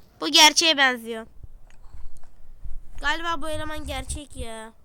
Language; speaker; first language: Turkish; native; Turkish